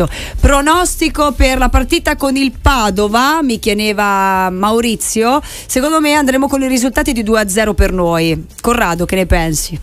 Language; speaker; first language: Italian; native; Italian